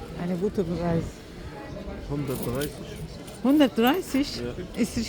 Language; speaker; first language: German; non-native, learner; Turkish